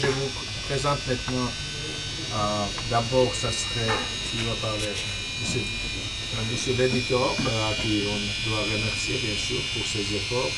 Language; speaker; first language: French; non-native, fluent; Georgian